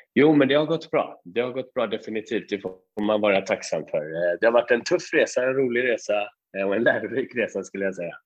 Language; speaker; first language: Swedish; early bilingual, other home language; Persian